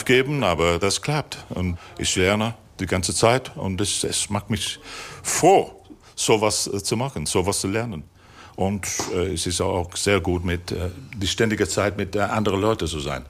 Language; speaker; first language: German; non-native, fluent; English